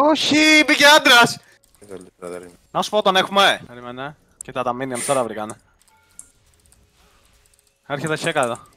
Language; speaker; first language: Greek; native; Greek